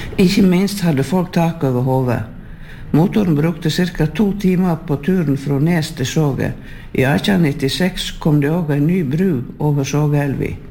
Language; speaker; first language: Norwegian; native; Norwegian